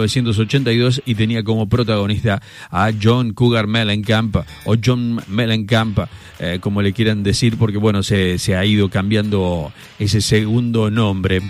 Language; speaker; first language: Spanish; native; Spanish